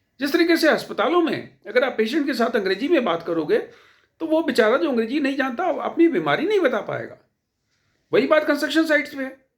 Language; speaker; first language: Hindi; native; Hindi